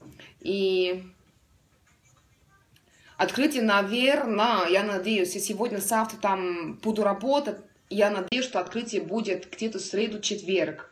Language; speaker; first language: Russian; non-native, learner; Estonian